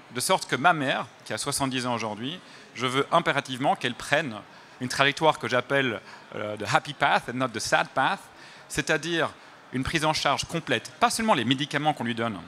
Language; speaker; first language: French; native; French